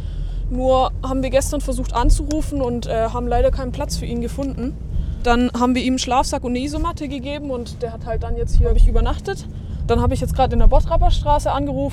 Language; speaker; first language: German; native; German